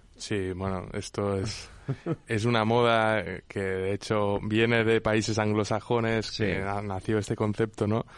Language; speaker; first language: Spanish; native; Spanish